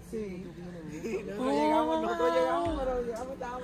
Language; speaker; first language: Spanish; native; Spanish